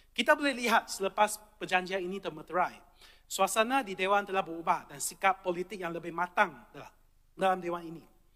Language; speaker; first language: Malay; non-native, local second language; Chinese